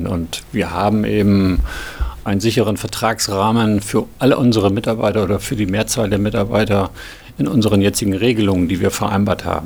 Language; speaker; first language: German; native; German